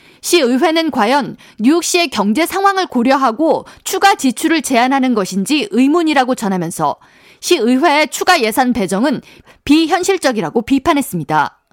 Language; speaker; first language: Korean; native; Korean